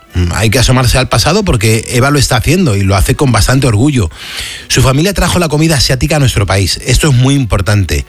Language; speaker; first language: Spanish; native; Spanish